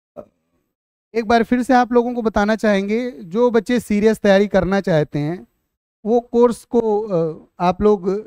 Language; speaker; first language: Hindi; native; Hindi